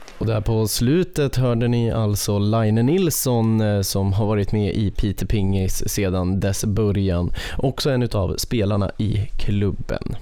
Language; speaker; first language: Swedish; native; Swedish